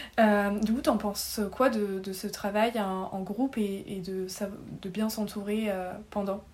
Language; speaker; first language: French; native; French